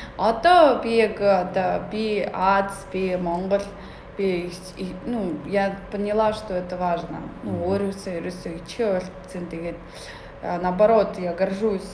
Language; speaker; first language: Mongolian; early bilingual, heritage; Mongolian